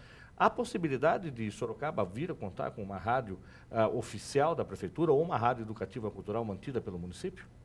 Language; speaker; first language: Portuguese; native; Portuguese